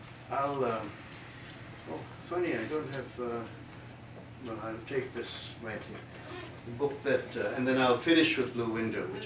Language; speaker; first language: English; non-native, local second language; Tamil